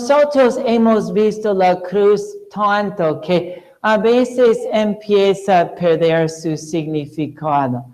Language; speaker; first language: Spanish; non-native, fluent; English